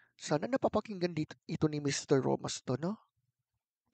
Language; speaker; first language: Filipino; native; Filipino